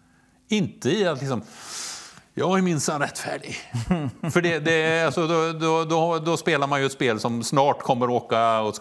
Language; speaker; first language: Swedish; native; Swedish